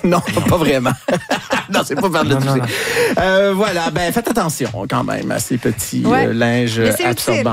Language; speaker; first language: French; native; French